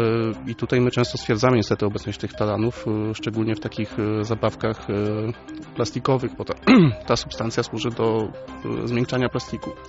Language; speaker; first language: Polish; native; Polish